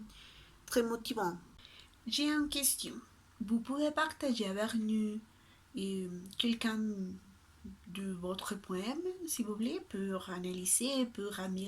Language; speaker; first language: French; non-native, learner; Spanish